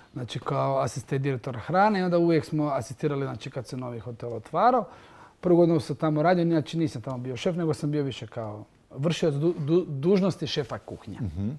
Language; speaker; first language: Croatian; native; Croatian